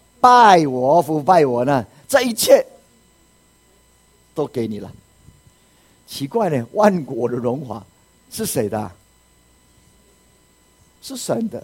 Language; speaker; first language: Chinese; native; Chinese